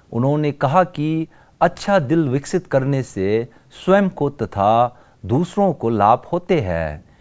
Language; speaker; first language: Hindi; non-native, local second language; Tibetan